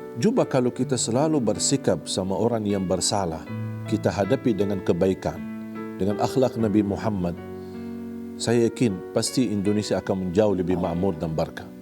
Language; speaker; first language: Indonesian; non-native, fluent; Arabic